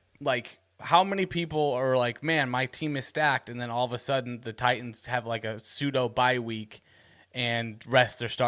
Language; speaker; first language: English; native; English